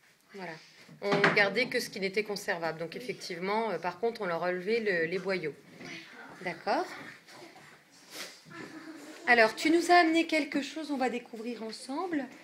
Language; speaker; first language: French; native; French